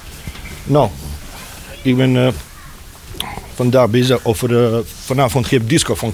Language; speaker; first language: Dutch; non-native, learner; Bosnian